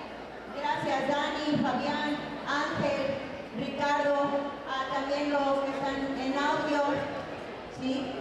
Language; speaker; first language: Spanish; native; Spanish